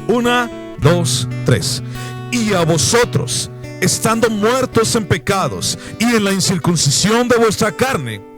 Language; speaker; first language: Spanish; native; Spanish